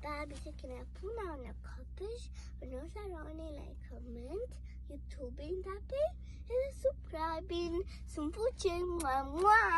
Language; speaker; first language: Albanian; early bilingual, heritage; Albanian